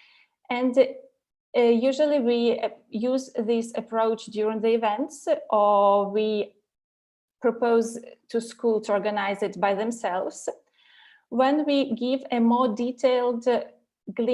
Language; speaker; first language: English; non-native, fluent; Russian